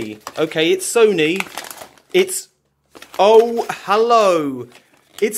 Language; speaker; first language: English; native; English